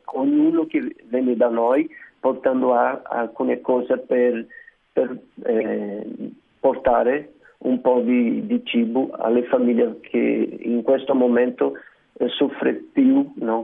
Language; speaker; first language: Italian; non-native, learner; Portuguese